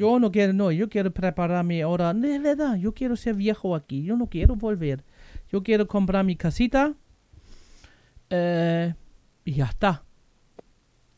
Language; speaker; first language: Spanish; non-native, fluent; German